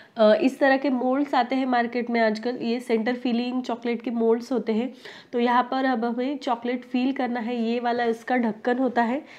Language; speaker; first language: Hindi; non-native, local second language; Marathi